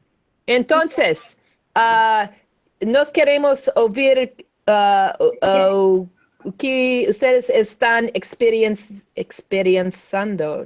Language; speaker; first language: Spanish; non-native, learner; English